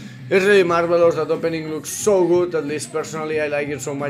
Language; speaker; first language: English; non-native, fluent; Spanish